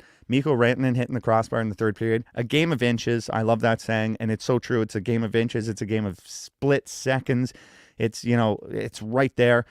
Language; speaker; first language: English; native; English